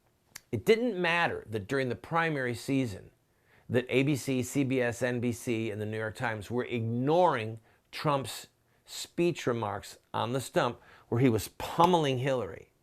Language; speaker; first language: English; native; English